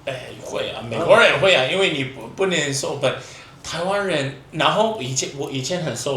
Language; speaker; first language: Chinese; non-native, fluent; English